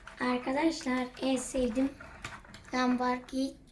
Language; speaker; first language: Turkish; native; Turkish